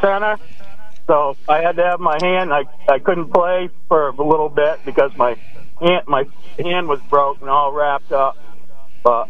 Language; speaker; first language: English; native; English